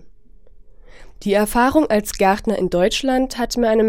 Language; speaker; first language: German; non-native, fluent; Chinese